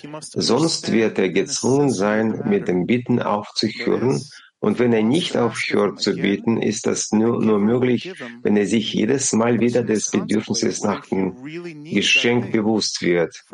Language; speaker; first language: German; non-native, learner; Russian